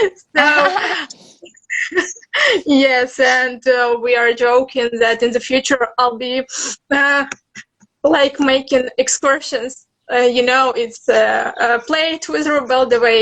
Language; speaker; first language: English; non-native, learner; Russian